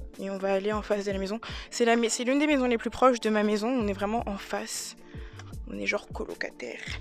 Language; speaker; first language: French; native; French